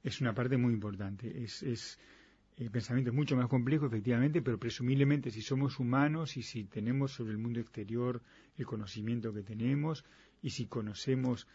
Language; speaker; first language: Spanish; native; Spanish